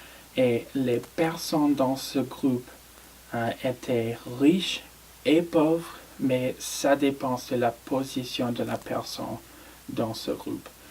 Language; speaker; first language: French; non-native, learner; English